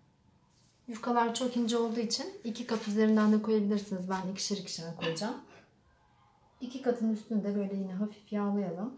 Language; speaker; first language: Turkish; native; Turkish